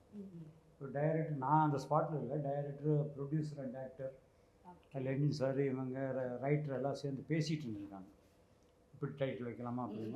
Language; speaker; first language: Tamil; native; Tamil